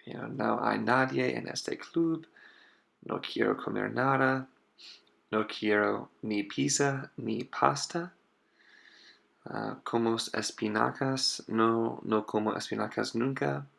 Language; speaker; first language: Spanish; non-native, fluent; English